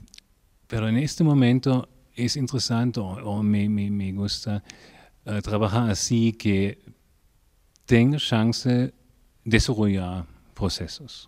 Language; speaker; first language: Spanish; non-native, learner; German